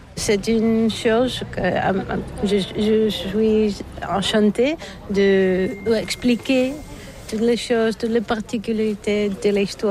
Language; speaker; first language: French; non-native, learner; Bulgarian